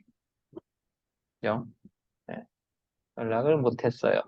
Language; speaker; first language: Korean; native; Korean